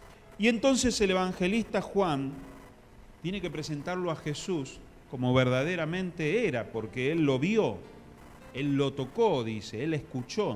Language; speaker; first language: Spanish; native; Spanish